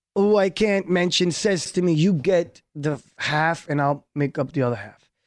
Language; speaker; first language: English; early bilingual, other home language; Hebrew